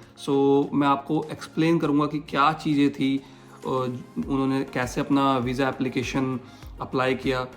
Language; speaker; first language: Hindi; native; Hindi